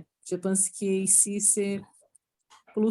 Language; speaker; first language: French; non-native, learner; Portuguese